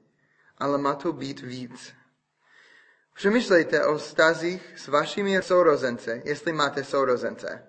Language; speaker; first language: Czech; non-native, fluent; English